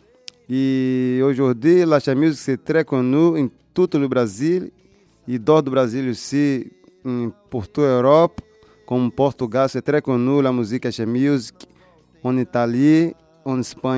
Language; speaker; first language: French; non-native, learner; Portuguese